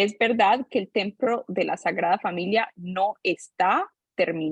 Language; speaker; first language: Spanish; non-native, fluent; English